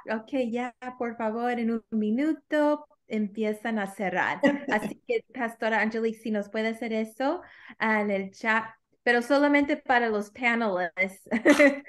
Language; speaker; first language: Spanish; early bilingual, heritage; Spanish